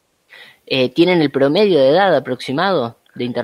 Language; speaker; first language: Spanish; native; Spanish